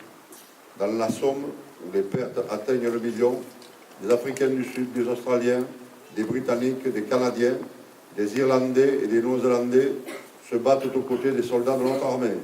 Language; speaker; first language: French; native; French